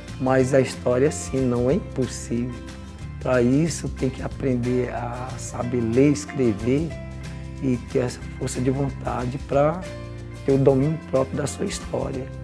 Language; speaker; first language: Portuguese; non-native, local second language; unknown